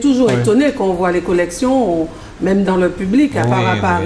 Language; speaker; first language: French; native; French